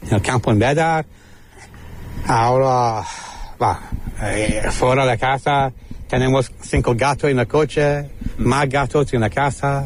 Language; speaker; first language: Spanish; non-native, learner; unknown